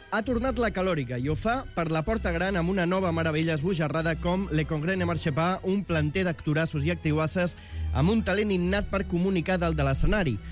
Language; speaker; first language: Catalan; native; Catalan